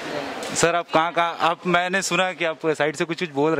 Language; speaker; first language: Hindi; native; Hindi